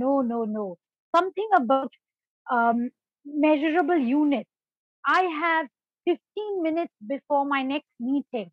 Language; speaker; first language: English; non-native, local second language; Bangla